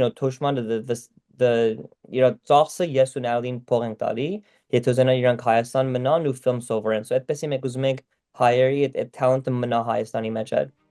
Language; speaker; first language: Armenian; early bilingual, heritage; Armenian